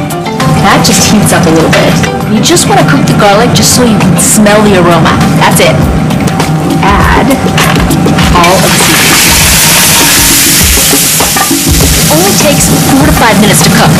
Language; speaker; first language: English; early bilingual, other home language; Italian